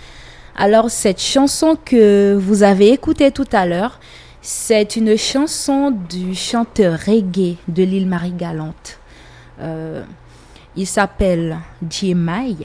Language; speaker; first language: French; native; French